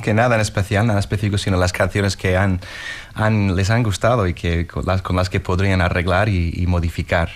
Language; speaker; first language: Spanish; native; Spanish